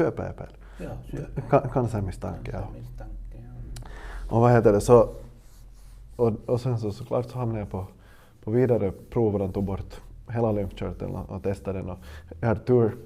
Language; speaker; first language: Swedish; native; Swedish